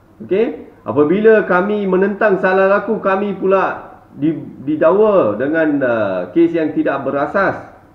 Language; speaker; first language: Malay; non-native, local second language; Tamil